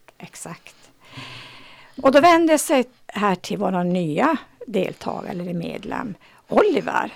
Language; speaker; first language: Swedish; native; Swedish